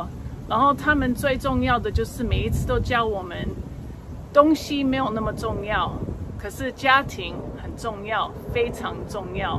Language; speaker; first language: Chinese; early bilingual, other home language; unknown